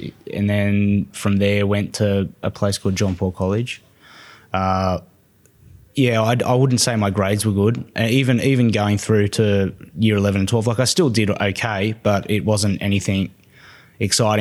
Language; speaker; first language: English; native; English